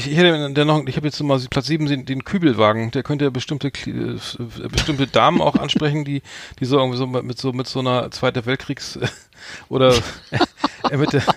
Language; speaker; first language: German; native; German